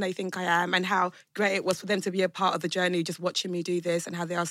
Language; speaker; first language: English; non-native, local second language; Yoruba